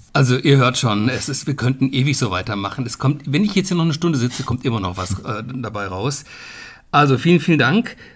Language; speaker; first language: German; native; German